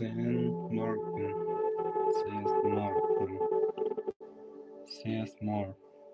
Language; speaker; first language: Icelandic; non-native, learner; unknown